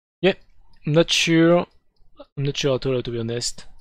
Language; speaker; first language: English; non-native, fluent; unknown